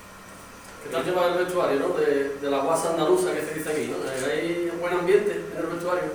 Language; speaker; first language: Spanish; native; Spanish